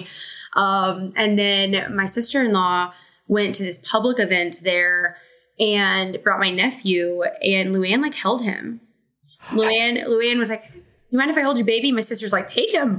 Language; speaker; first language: English; native; English